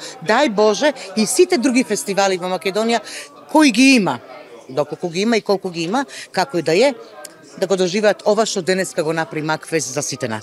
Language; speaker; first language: Macedonian; native; Macedonian